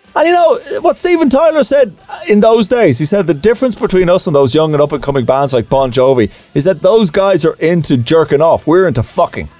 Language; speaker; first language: English; native; English